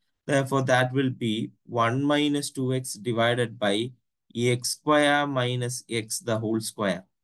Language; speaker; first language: English; non-native, local second language; Malayalam